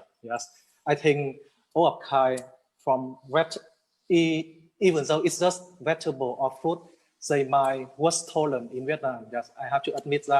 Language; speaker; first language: English; non-native, learner; Vietnamese